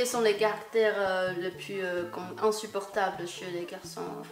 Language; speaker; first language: French; non-native, fluent; Chinese